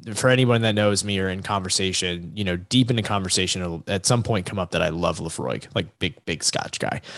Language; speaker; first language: English; native; English